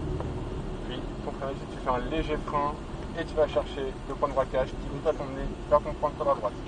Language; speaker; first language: French; native; French